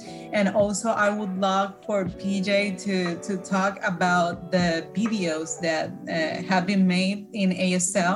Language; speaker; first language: English; non-native, fluent; Spanish